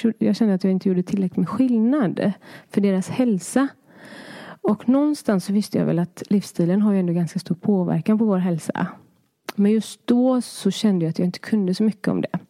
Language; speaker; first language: Swedish; early bilingual, other home language; Persian